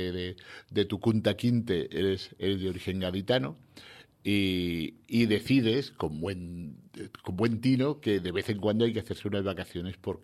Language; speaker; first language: Spanish; native; Spanish